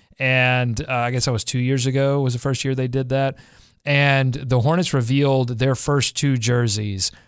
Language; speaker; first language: English; native; English